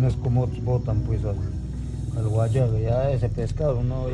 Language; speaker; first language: Spanish; native; Spanish